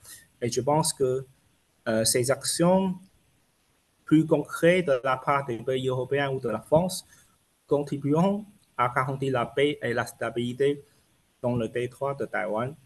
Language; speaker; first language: French; non-native, fluent; Chinese